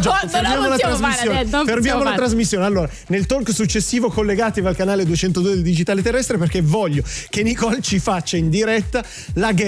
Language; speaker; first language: Italian; native; Italian